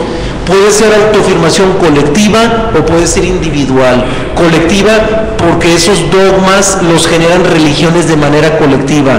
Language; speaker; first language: Spanish; native; Spanish